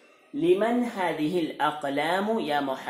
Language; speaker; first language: Arabic; non-native, fluent; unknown